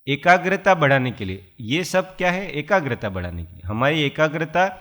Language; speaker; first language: Hindi; non-native, local second language; Gujarati